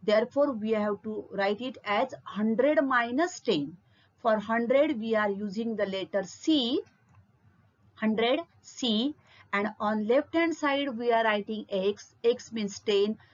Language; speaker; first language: English; non-native, local second language; Marathi